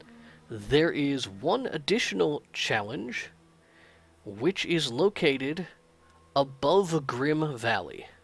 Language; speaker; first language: English; native; English